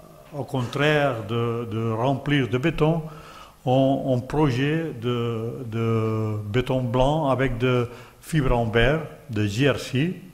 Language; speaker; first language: French; non-native, learner; Catalan